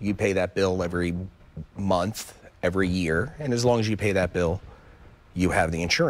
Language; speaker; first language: English; native; English